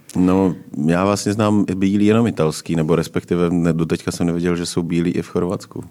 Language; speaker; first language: Czech; native; Czech